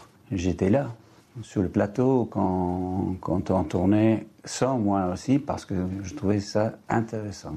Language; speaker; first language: French; non-native, fluent; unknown